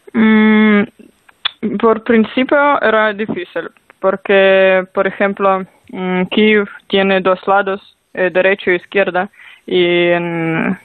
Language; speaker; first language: Spanish; non-native, learner; Ukrainian